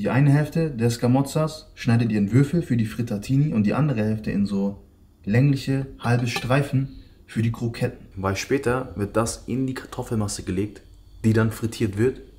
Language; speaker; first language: German; native; German